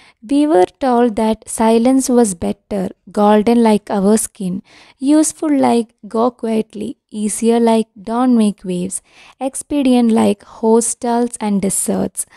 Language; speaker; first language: English; non-native, local second language; Malayalam